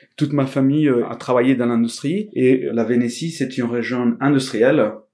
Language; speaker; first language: French; non-native, fluent; Italian